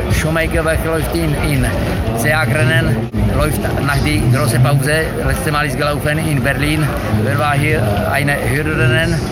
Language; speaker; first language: German; non-native, learner; Czech